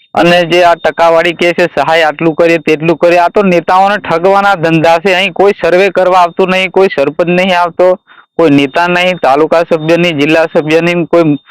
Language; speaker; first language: Gujarati; native; Gujarati